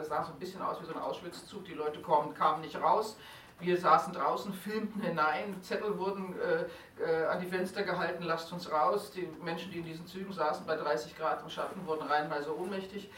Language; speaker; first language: German; native; German